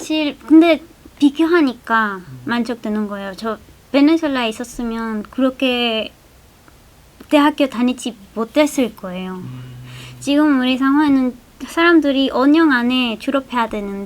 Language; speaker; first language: Korean; non-native, fluent; Spanish